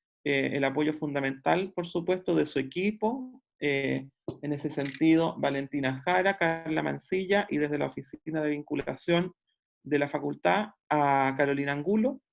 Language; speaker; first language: Spanish; native; Spanish